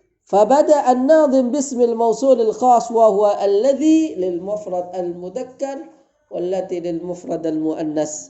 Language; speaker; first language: Arabic; non-native, fluent; Indonesian